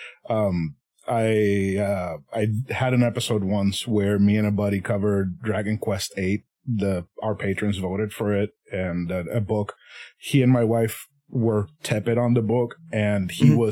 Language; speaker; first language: English; non-native, fluent; Spanish